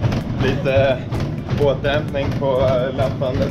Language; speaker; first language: Swedish; native; Swedish